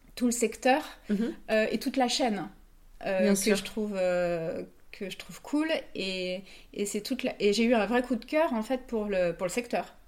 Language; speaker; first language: French; native; French